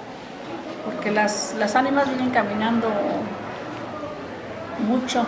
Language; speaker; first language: Spanish; native; Spanish